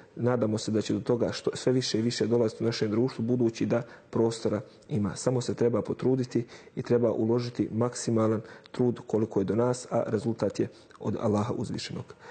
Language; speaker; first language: Bosnian; native; Bosnian